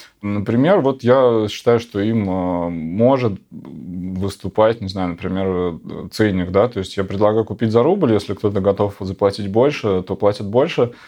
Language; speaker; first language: Russian; native; Russian